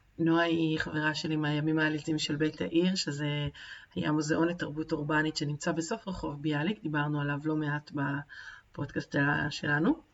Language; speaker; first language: Hebrew; native; Hebrew